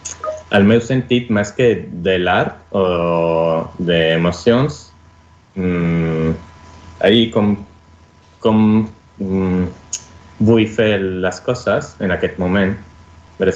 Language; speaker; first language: Catalan; non-native, learner; Italian